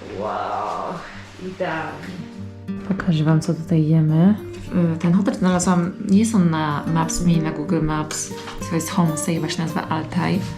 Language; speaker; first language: Polish; native; Polish